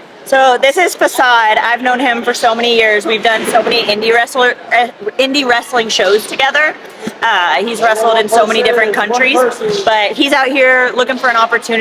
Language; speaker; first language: English; native; English